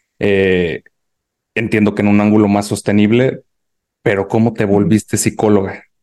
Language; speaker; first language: Spanish; native; Spanish